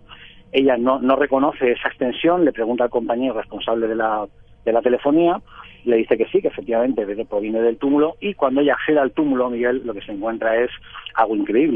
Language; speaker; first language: Spanish; native; Spanish